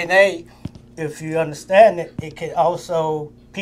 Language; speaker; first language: English; native; English